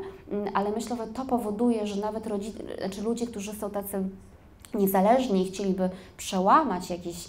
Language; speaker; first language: Polish; native; Polish